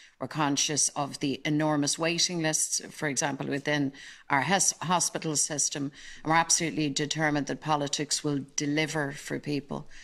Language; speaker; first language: English; native; English